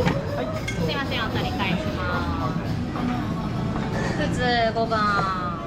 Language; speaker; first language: Japanese; native; Japanese